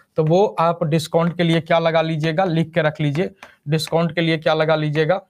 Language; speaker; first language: Hindi; native; Hindi